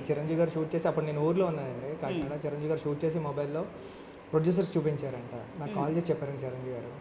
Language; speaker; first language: Telugu; native; Telugu